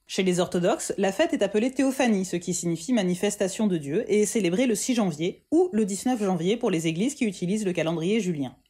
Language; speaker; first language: French; native; French